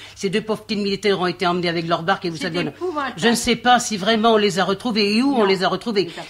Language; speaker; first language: French; native; French